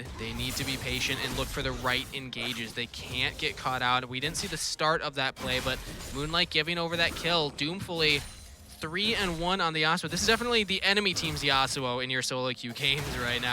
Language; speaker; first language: English; native; English